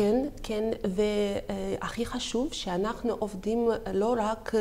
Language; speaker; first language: Hebrew; non-native, learner; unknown